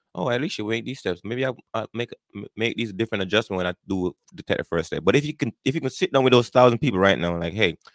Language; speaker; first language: English; non-native, local second language; Jamaican Creole English